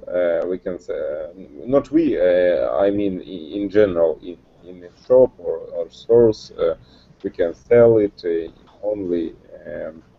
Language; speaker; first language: English; non-native, learner; Russian